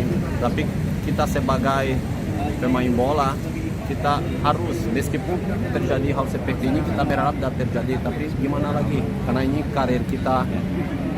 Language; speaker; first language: Indonesian; non-native, fluent; Portuguese